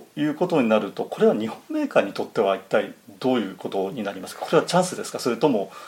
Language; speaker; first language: Japanese; native; Japanese